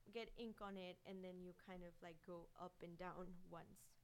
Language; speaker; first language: English; non-native, fluent; Spanish